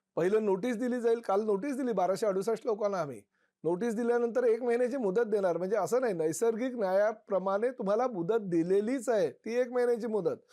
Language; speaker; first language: Marathi; native; Marathi